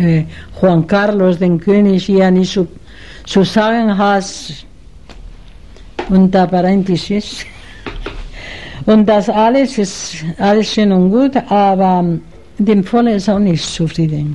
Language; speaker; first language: German; non-native, fluent; Spanish